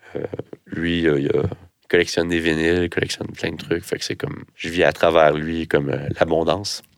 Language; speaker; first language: French; native; French